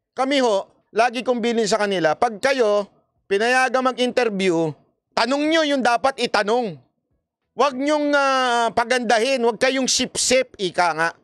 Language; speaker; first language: Filipino; native; Filipino